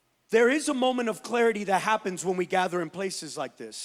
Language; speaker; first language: English; early bilingual, other home language; Spanish